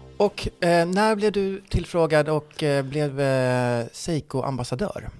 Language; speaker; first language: Swedish; native; Swedish